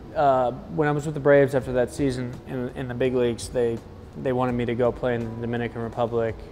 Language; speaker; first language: English; native; English